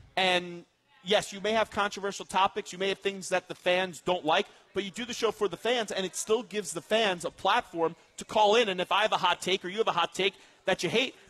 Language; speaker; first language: English; native; English